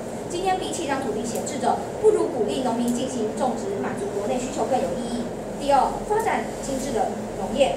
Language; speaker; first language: Chinese; native; Chinese